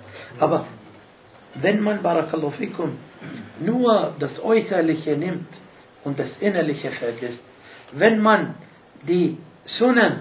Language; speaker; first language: German; non-native, fluent; Arabic